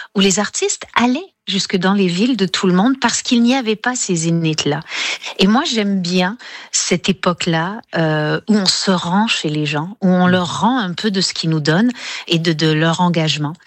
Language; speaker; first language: French; native; French